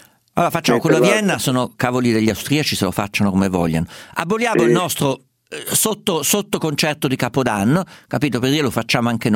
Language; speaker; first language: Italian; native; Italian